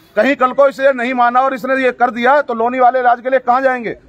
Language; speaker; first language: Hindi; native; Hindi